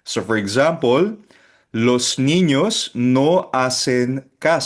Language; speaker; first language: Spanish; non-native, fluent; Filipino